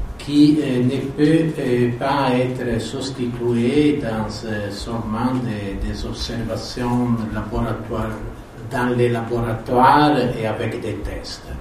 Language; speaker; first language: French; non-native, fluent; Italian